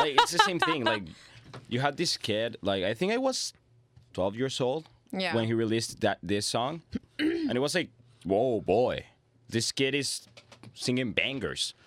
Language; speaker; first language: English; non-native, fluent; Spanish